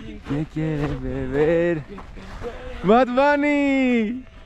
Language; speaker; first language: Spanish; non-native, learner; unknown